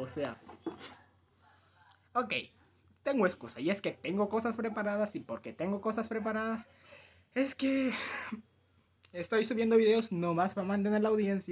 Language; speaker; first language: Spanish; native; Spanish